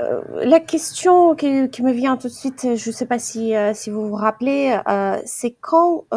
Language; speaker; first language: French; non-native, fluent; Ukrainian